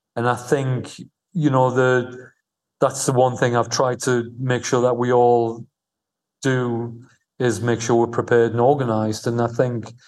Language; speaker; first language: English; native; English